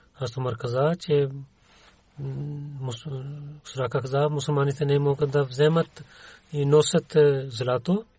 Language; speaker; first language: Bulgarian; non-native, learner; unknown